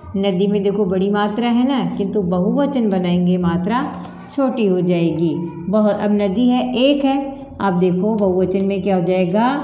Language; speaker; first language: Hindi; native; Hindi